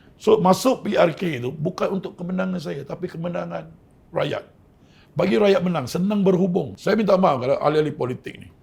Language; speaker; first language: Malay; non-native, local second language; Chinese